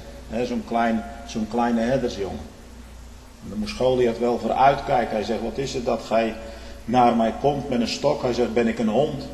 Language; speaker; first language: Dutch; native; Dutch